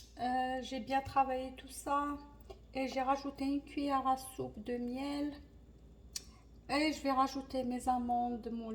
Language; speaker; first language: French; non-native, local second language; Arabic